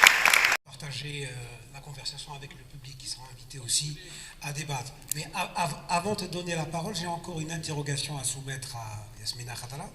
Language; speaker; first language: French; non-native, local second language; Kabyle